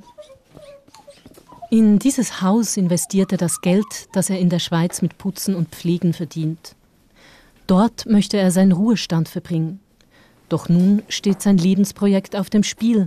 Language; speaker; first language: German; native; German